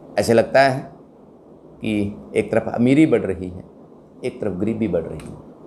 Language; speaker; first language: Hindi; native; Hindi